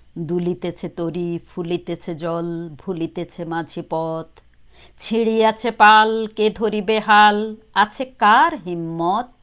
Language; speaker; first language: Bangla; native; Bangla